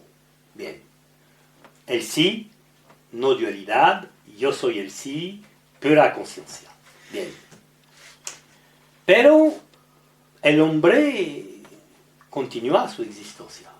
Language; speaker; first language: Spanish; non-native, learner; French